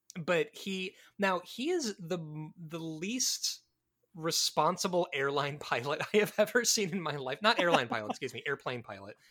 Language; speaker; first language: English; native; English